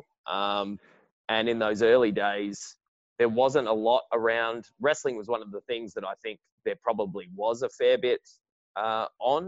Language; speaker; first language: English; native; English